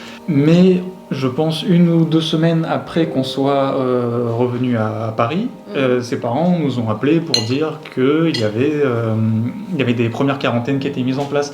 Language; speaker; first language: French; native; French